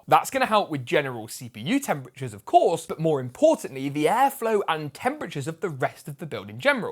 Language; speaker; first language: English; native; English